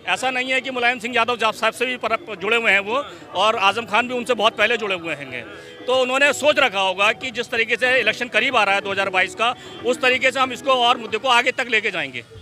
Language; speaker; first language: Hindi; native; Hindi